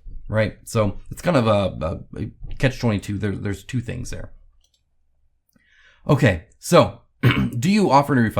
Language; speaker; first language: English; native; English